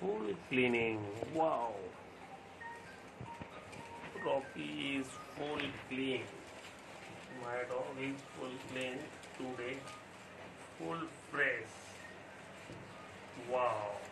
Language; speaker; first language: Hindi; native; Hindi